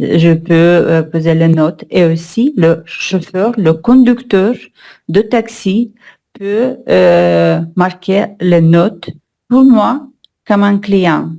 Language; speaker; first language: French; non-native, learner; Russian